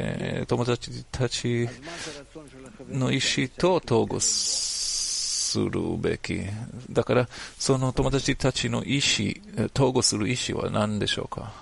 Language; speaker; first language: Japanese; non-native, learner; Hebrew